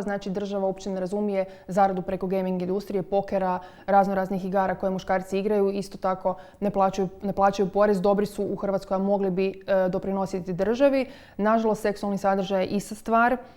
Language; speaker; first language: Croatian; native; Croatian